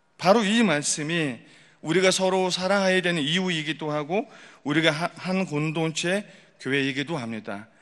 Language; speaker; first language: Korean; non-native, fluent; Mongolian